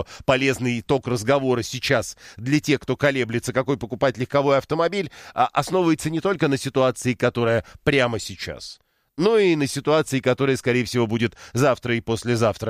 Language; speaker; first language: Russian; native; Russian